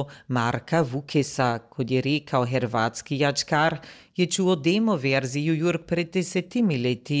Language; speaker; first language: Serbian; native; Serbian